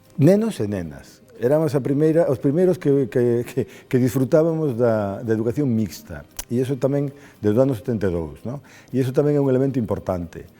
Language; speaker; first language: Galician; non-native, local second language; Spanish